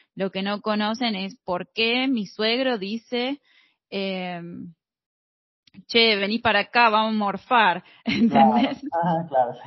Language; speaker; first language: Spanish; native; Spanish